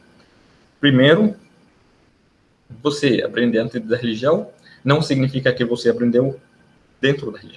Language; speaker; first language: Portuguese; non-native, learner; Arabic